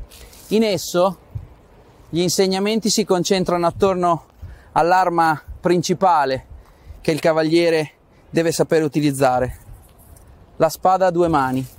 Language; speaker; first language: Italian; native; Italian